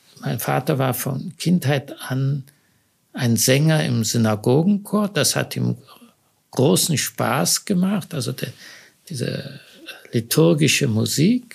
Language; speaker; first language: German; early bilingual, other home language; Hebrew